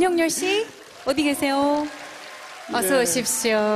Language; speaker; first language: Korean; native; Korean